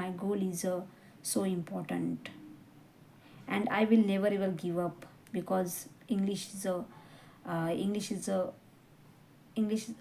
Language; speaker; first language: English; non-native, learner; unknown